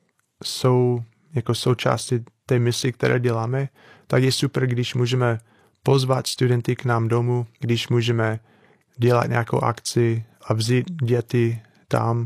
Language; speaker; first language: Czech; non-native, fluent; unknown